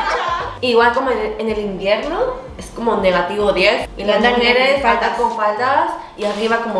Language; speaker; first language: Spanish; early bilingual, heritage; Korean